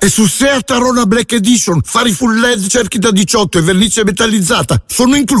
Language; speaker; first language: Italian; native; Italian